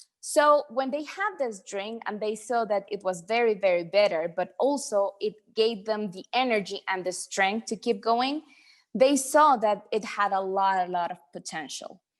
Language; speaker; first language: English; non-native, fluent; Spanish